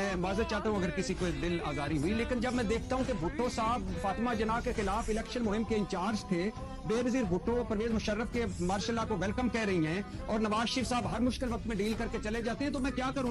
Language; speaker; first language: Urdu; non-native, local second language; Punjabi